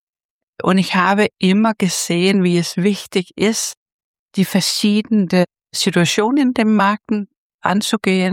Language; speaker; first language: German; non-native, fluent; Danish